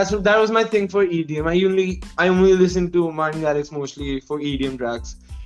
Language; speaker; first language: English; non-native, local second language; Hindi